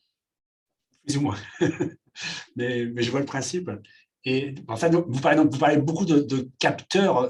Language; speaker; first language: French; native; French